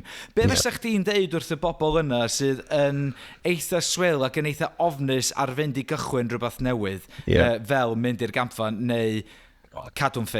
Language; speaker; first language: Welsh; native; Welsh